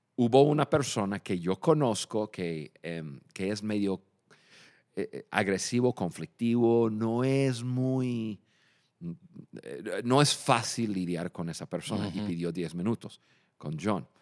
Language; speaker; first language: Spanish; non-native, fluent; English